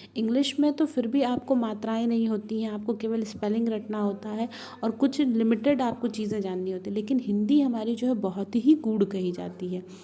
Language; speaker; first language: Hindi; native; Hindi